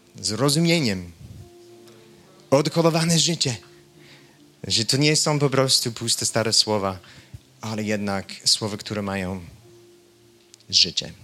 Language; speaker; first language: Polish; non-native, fluent; English